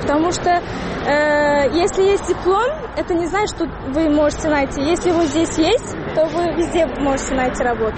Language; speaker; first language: Russian; non-native, local second language; Tajik